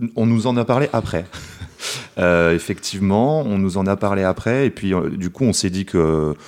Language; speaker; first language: French; native; French